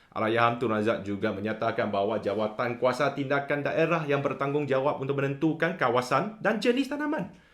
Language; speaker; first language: Malay; non-native, local second language; Chinese